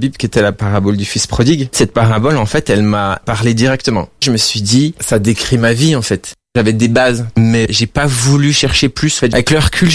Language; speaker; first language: French; native; French